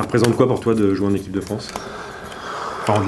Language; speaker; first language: French; native; French